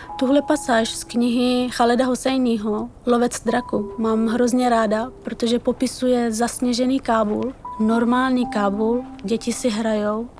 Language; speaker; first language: Czech; early bilingual, other home language; Persian